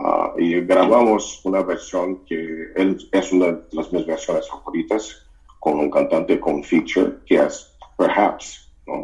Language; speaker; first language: Spanish; non-native, fluent; Portuguese